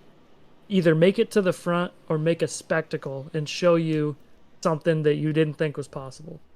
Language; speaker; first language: English; native; English